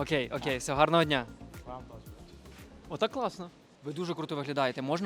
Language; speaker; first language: Ukrainian; native; Ukrainian